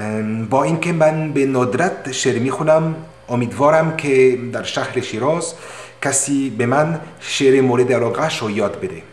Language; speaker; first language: Persian; non-native, learner; French